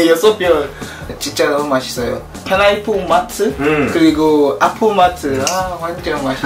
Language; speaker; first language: Korean; non-native, learner; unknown